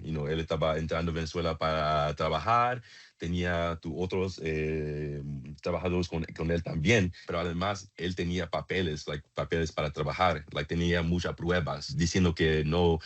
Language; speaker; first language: Spanish; non-native, learner; English